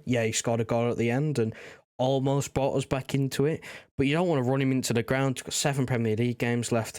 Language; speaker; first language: English; native; English